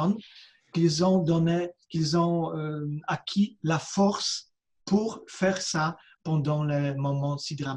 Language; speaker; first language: French; non-native, fluent; Polish